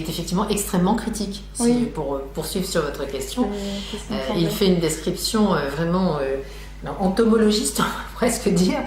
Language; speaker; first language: French; native; French